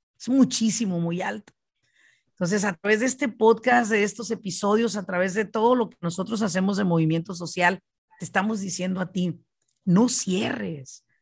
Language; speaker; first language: Spanish; native; Spanish